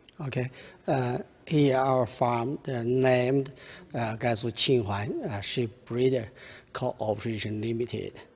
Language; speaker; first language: English; non-native, learner; Chinese